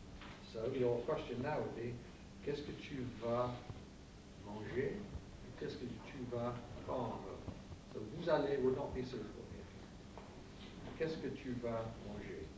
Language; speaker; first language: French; non-native, fluent; English